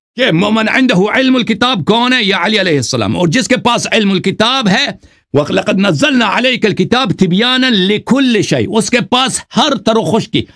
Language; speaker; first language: Urdu; non-native, fluent; Persian